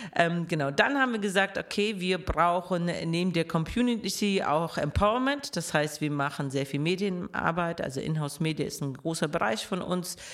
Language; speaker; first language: German; non-native, fluent; Russian